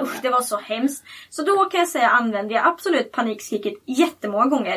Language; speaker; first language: Swedish; native; Swedish